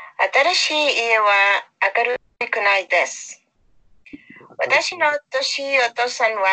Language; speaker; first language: Japanese; non-native, learner; Spanish